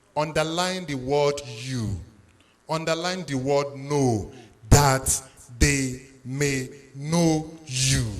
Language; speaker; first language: English; non-native, local second language; Yoruba